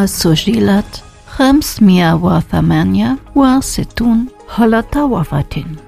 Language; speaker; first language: Arabic; non-native, learner; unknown